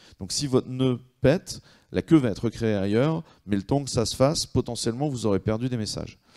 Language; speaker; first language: French; native; French